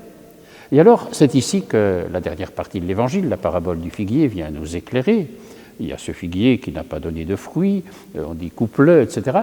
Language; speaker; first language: French; native; French